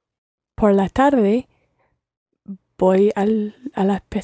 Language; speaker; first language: Spanish; non-native, learner; English